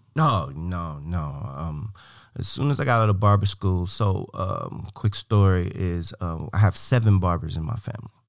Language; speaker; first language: English; native; English